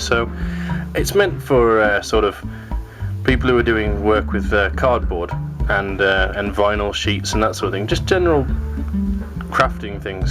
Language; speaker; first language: English; native; English